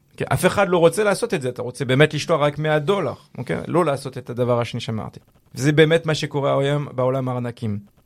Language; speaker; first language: Hebrew; non-native, fluent; French